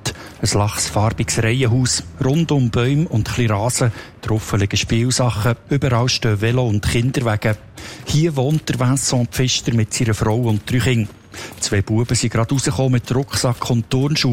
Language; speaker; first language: German; native; German